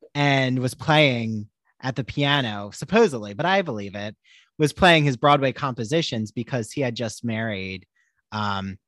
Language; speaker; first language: English; native; English